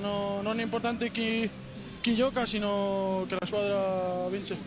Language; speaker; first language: Italian; non-native, learner; Spanish